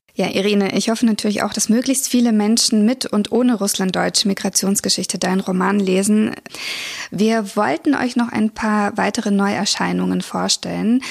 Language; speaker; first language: German; early bilingual, other home language; Russian